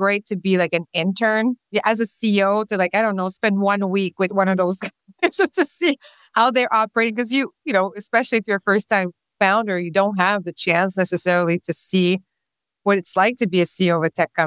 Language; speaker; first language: English; non-native, fluent; French